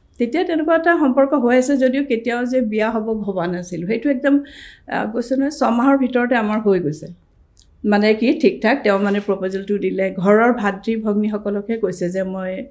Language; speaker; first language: Assamese; native; Assamese